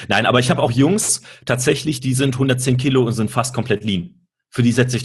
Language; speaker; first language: German; native; German